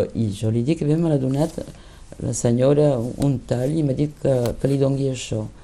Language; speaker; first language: Catalan; early bilingual, heritage; Catalan